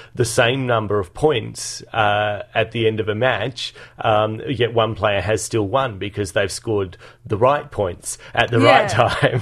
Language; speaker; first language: English; native; English